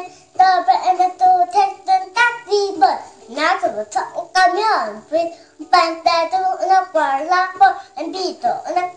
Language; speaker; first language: Spanish; non-native, learner; Korean